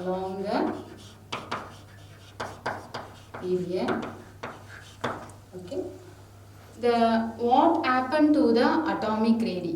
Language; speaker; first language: English; non-native, local second language; Tamil